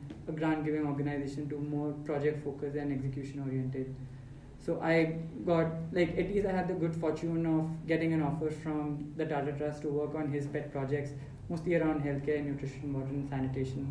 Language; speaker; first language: English; non-native, local second language; Hindi